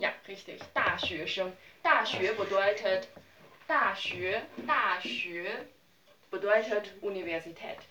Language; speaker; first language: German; non-native, learner; Chinese